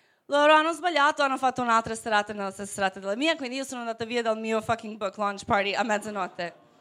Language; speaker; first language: Italian; native; Italian